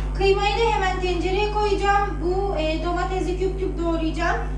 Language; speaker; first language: Turkish; native; Turkish